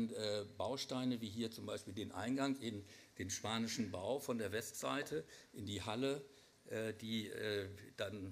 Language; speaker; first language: German; native; German